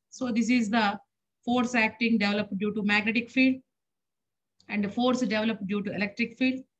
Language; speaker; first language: English; non-native, local second language; Telugu